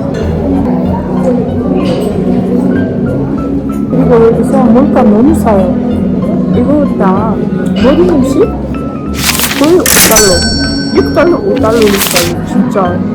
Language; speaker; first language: Korean; non-native, learner; Ukrainian